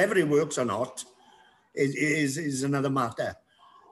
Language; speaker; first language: English; native; English